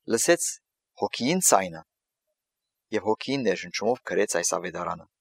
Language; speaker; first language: Armenian; early bilingual, heritage; Armenian